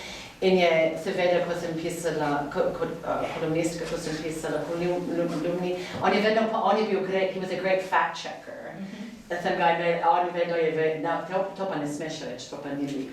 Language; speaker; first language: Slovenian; non-native, fluent; English